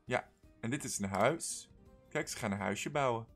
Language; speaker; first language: Dutch; non-native, fluent; English